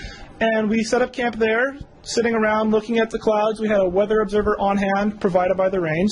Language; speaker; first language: English; native; English